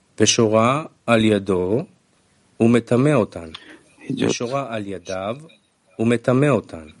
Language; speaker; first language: Hebrew; non-native, fluent; Russian